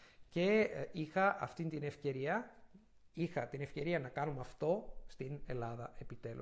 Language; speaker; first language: Greek; non-native, fluent; Italian